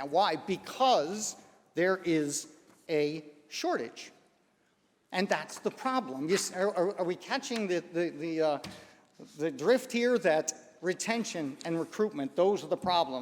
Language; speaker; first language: English; native; English